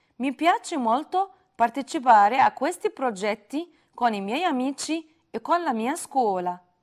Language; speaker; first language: Italian; non-native, fluent; Arabic